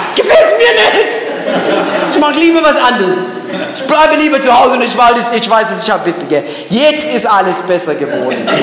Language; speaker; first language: German; non-native, fluent; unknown